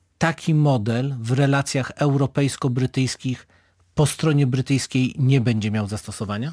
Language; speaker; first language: Polish; native; Polish